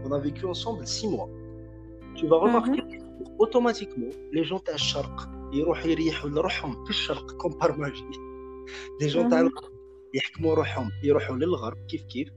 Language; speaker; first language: French; non-native, local second language; Kabyle